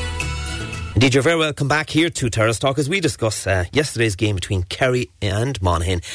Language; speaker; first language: English; native; English